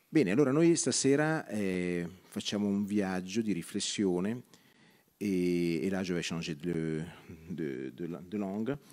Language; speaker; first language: French; non-native, local second language; Italian